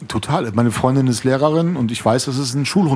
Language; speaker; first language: German; native; German